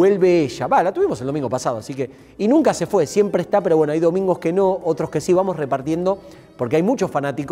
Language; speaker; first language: Spanish; native; Spanish